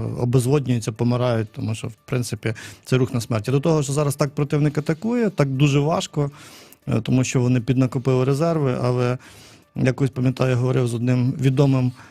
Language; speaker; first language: Ukrainian; native; Ukrainian